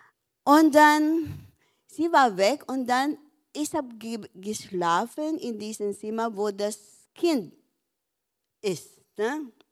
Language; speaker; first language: German; non-native, learner; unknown